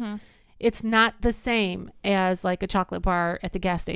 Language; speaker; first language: English; native; English